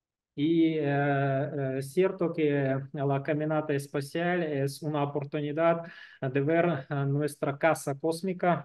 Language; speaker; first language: Spanish; non-native, learner; Russian